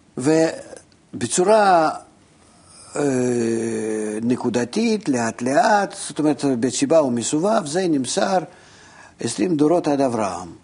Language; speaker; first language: Hebrew; non-native, fluent; Russian